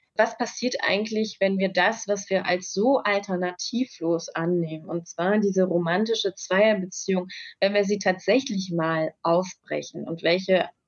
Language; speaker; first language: German; native; German